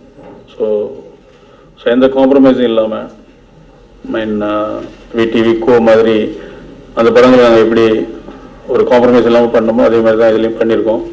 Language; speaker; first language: Tamil; native; Tamil